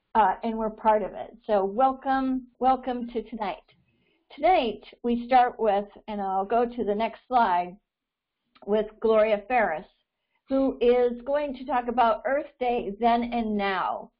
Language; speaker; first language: English; native; English